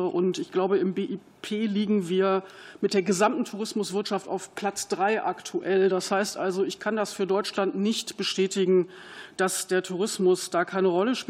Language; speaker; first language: German; native; German